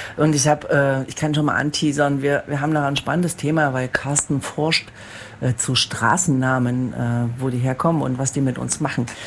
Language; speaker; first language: German; native; German